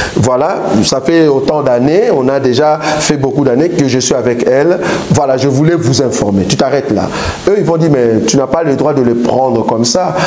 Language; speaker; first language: French; non-native, local second language; Lingala